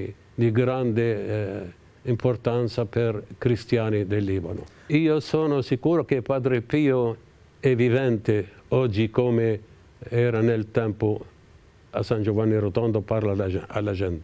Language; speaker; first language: Italian; non-native, fluent; Arabic